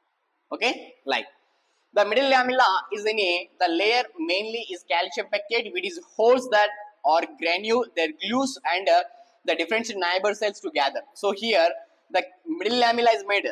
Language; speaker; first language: English; non-native, local second language; Telugu